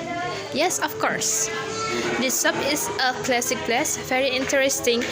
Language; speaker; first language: English; non-native, learner; Indonesian